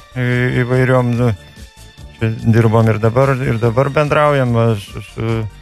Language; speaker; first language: Lithuanian; native; Lithuanian